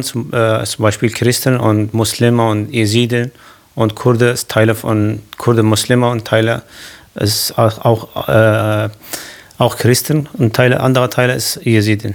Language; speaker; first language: German; non-native, learner; Kurdish